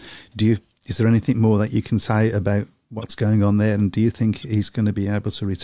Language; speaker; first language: English; native; English